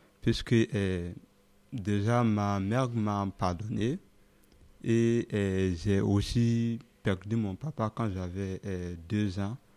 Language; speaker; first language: French; non-native, local second language; Dyula